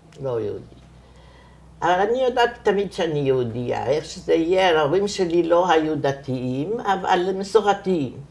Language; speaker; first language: Hebrew; non-native, fluent; German